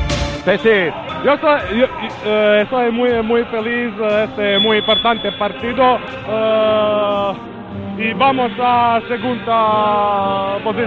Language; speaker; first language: Spanish; non-native, learner; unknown